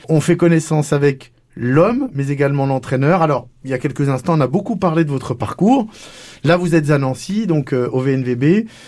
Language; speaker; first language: French; native; French